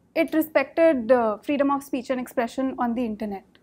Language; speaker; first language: English; non-native, local second language; Hindi